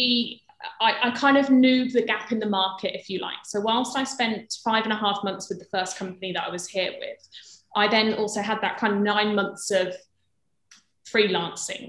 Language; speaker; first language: English; native; English